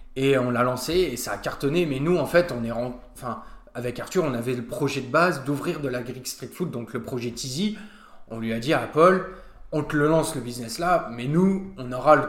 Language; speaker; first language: French; native; French